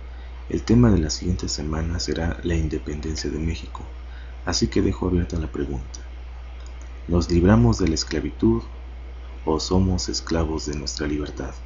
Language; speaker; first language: Spanish; native; Spanish